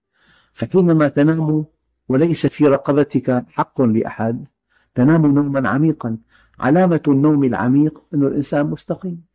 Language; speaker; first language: Arabic; native; Arabic